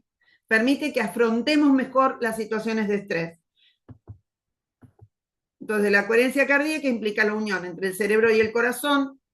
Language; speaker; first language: Spanish; native; Spanish